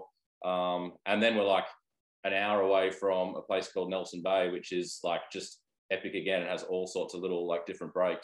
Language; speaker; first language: English; native; English